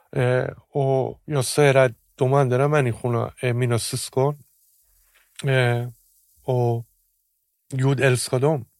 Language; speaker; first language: Swedish; non-native, fluent; Persian